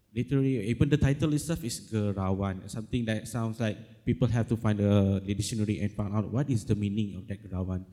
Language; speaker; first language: English; non-native, local second language; Malay